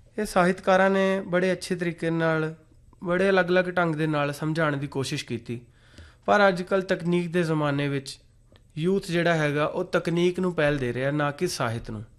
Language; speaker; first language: Punjabi; native; Punjabi